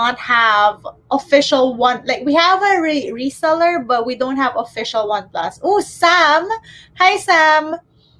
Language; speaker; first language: English; non-native, local second language; Filipino